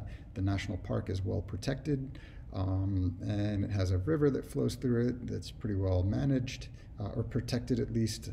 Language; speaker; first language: English; native; English